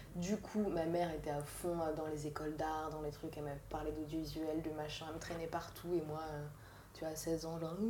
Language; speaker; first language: French; native; French